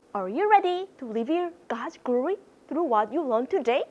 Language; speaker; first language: English; non-native, fluent; Korean